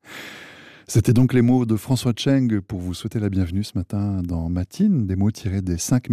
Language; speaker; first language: French; native; French